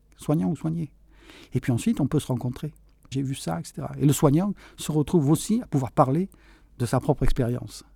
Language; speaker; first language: French; early bilingual, other home language; Catalan